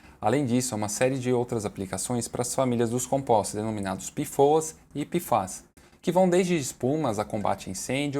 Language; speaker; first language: Portuguese; native; Portuguese